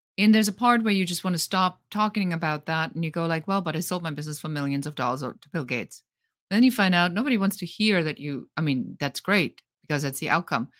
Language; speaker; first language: English; non-native, fluent; German